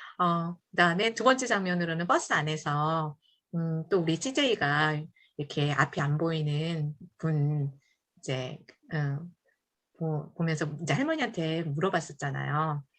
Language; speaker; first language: Korean; native; Korean